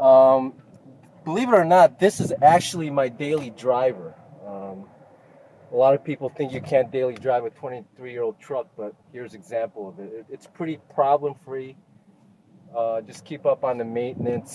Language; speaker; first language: English; native; English